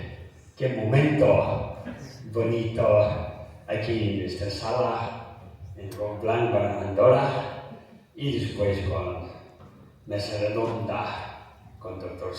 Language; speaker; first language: Spanish; non-native, fluent; Tibetan